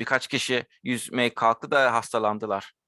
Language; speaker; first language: Turkish; early bilingual, heritage; Turkish